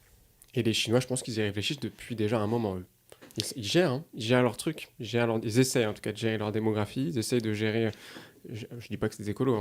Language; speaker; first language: French; native; French